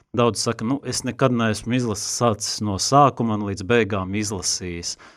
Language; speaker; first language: Latvian; native; Latvian